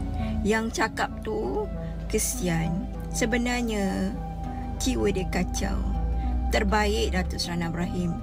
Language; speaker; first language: Malay; native; Malay